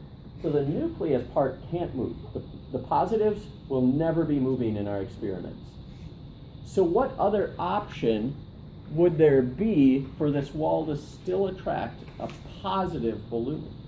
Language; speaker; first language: English; native; English